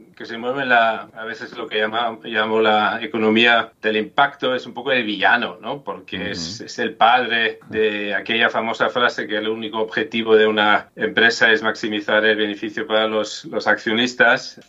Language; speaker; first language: Spanish; non-native, fluent; German